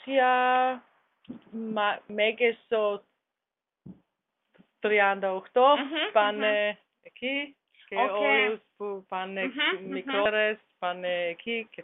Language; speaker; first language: Greek; non-native, learner; German